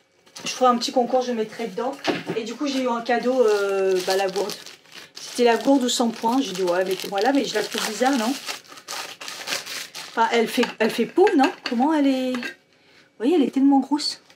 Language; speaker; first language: French; native; French